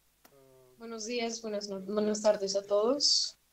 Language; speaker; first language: Spanish; non-native, fluent; French